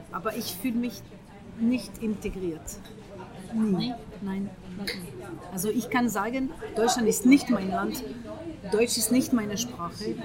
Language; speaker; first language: German; non-native, fluent; French